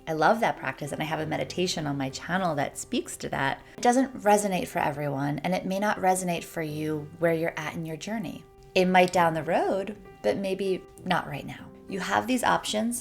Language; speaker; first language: English; native; English